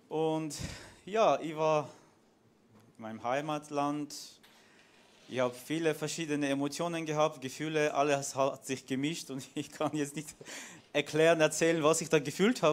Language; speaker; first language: German; non-native, fluent; Armenian